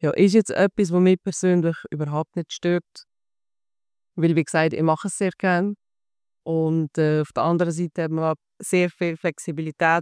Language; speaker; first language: German; native; German